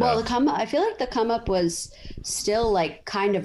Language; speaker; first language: English; native; English